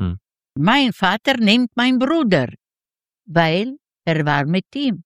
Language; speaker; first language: German; non-native, learner; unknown